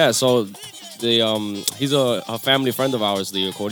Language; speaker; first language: English; native; English